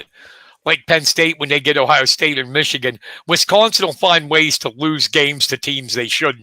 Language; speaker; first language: English; native; English